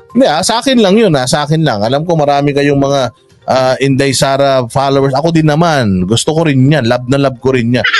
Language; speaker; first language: Filipino; non-native, local second language; Iloko